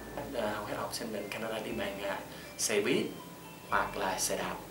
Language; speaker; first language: Vietnamese; non-native, fluent; English